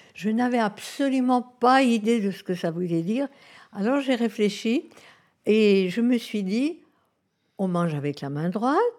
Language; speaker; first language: French; early bilingual, other home language; Spanish